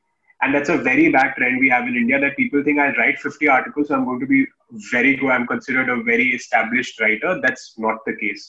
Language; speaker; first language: English; non-native, local second language; Hindi